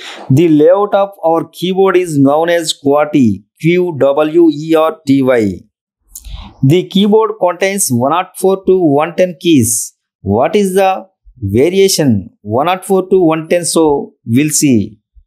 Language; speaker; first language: English; non-native, local second language; Telugu